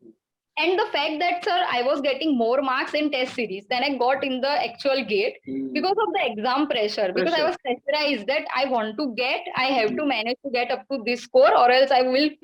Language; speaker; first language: English; non-native, local second language; Gujarati